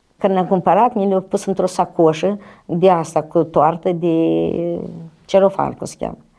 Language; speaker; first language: Romanian; native; Romanian